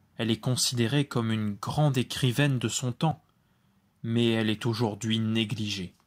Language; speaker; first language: French; native; French